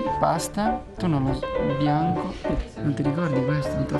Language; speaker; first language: Italian; native; Italian